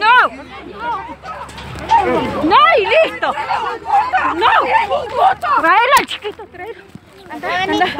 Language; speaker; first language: Spanish; native; Spanish